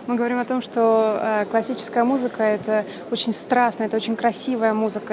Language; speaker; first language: Russian; native; Russian